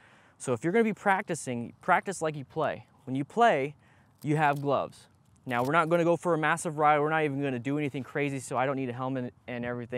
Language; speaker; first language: English; native; English